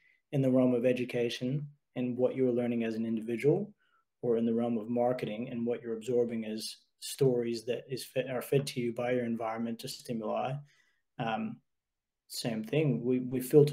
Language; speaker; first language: English; native; English